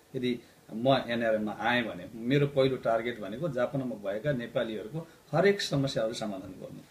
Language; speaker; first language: Nepali; native; Nepali